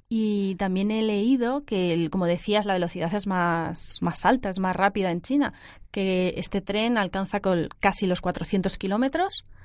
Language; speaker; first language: Spanish; native; Spanish